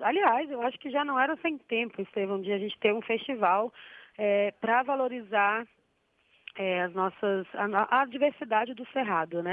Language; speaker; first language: Portuguese; native; Portuguese